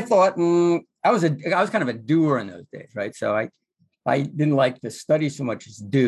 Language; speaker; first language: English; native; English